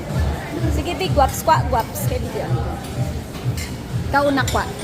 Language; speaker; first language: Filipino; non-native, local second language; Hiligaynon